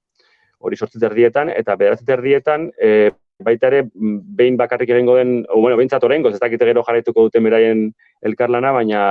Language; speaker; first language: Basque; native; Basque